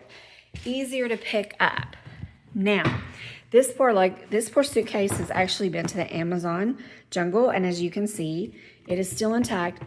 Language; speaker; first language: English; native; English